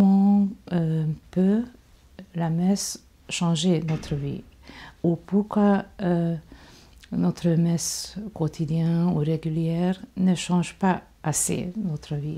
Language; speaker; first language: French; non-native, fluent; Hungarian